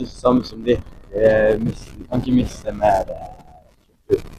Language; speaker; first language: Norwegian; native; Norwegian